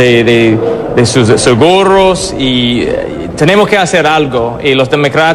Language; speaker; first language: Spanish; non-native, fluent; English